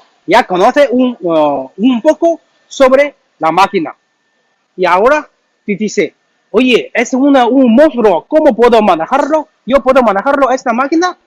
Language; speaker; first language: Spanish; non-native, learner; Chinese